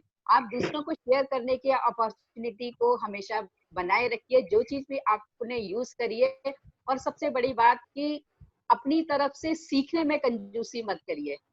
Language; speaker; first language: Hindi; native; Hindi